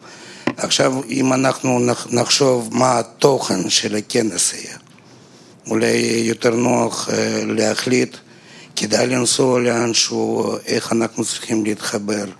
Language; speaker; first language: Hebrew; non-native, fluent; Russian